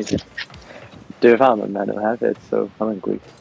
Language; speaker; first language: Welsh; non-native, local second language; English